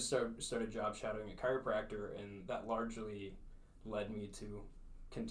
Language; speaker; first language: English; native; English